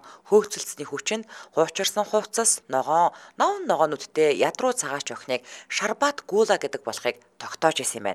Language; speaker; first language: Mongolian; native; Mongolian